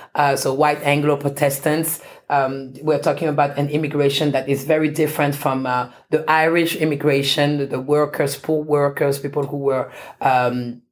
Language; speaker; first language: English; non-native, fluent; French